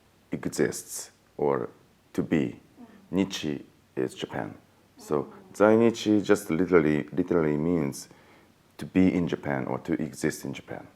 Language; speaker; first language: English; non-native, fluent; Japanese